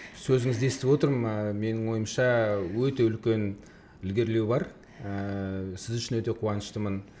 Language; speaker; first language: Kazakh; native; Kazakh